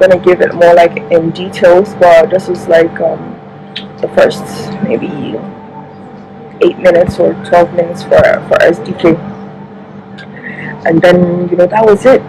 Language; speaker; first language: English; non-native, local second language; Hausa